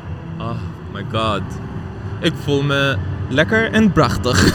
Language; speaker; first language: Dutch; non-native, learner; Arabic